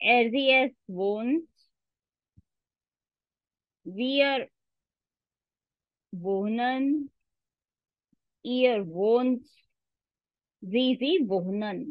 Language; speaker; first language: German; non-native, fluent; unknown